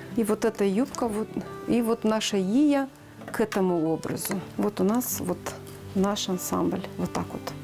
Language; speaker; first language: Russian; non-native, local second language; Romanian